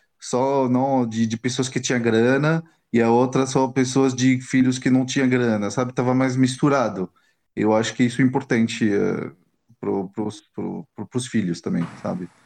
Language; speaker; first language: Portuguese; non-native, fluent; French